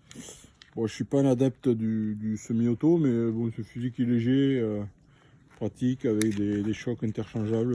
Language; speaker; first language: French; native; French